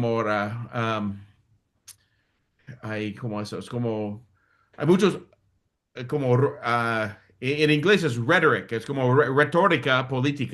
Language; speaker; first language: Spanish; non-native, fluent; English